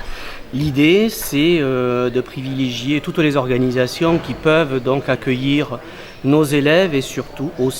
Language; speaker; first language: French; native; French